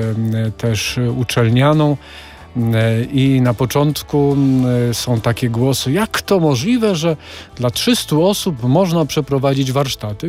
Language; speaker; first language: Polish; native; Polish